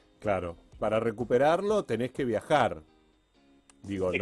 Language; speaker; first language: Spanish; native; Spanish